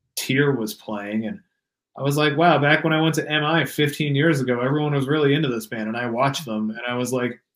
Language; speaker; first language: English; native; English